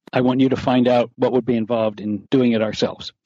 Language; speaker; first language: English; native; English